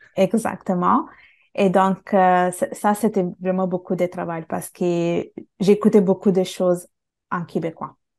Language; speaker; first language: French; non-native, fluent; Bangla